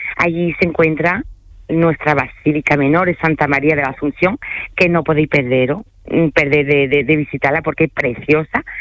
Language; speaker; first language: Spanish; early bilingual, other home language; French